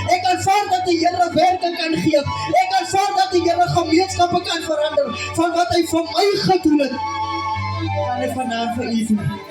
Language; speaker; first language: Afrikaans; non-native, local second language; English